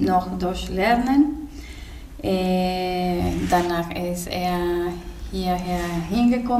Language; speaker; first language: German; non-native, learner; Spanish